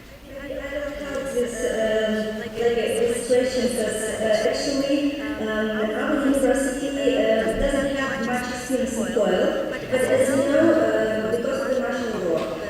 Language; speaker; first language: English; non-native, fluent; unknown